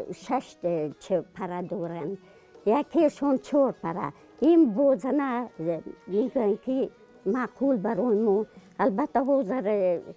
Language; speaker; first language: Tajik; non-native, local second language; Shughni